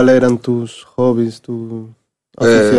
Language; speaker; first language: Ukrainian; non-native, learner; Spanish